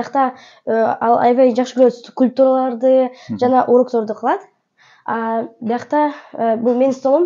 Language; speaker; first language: Kyrgyz; early bilingual, heritage; Kyrgyz